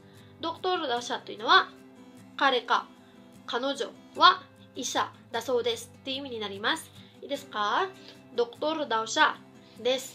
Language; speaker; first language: Japanese; non-native, fluent; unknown